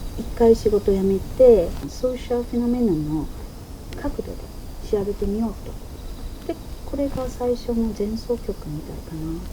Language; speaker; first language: Japanese; non-native, fluent; Chinese